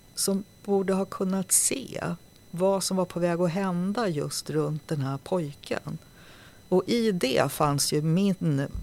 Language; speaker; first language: Swedish; native; Swedish